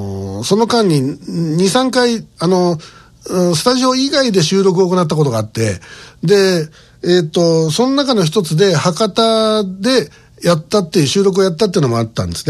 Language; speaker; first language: Japanese; native; Japanese